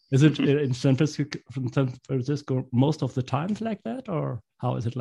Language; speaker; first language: English; non-native, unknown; German